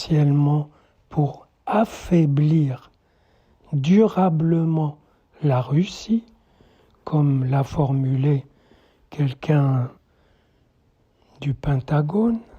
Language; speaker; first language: French; native; French